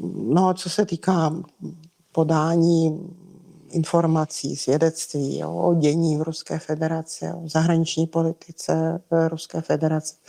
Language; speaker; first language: Czech; non-native, fluent; Russian